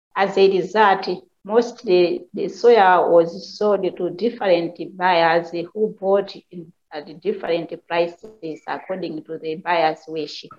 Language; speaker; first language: English; non-native, local second language; Nyanja